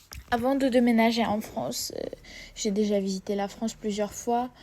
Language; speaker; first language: French; non-native, fluent; Russian